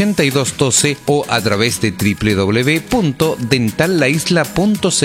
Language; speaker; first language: Spanish; native; Spanish